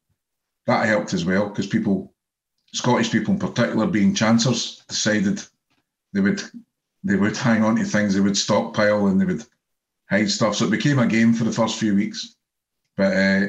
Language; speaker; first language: English; native; English